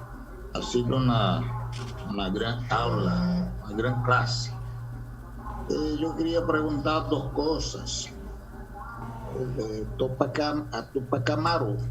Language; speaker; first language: Spanish; non-native, fluent; Portuguese